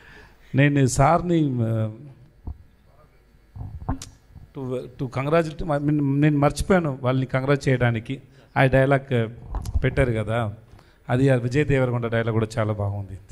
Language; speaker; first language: Telugu; non-native, learner; Tamil